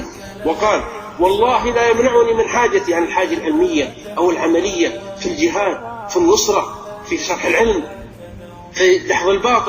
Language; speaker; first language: Arabic; native; Arabic